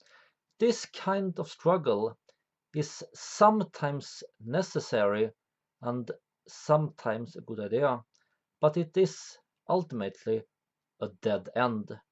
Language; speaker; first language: English; non-native, fluent; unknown